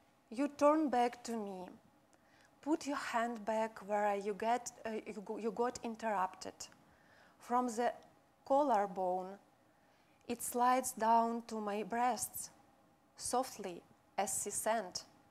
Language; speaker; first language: English; non-native, fluent; Russian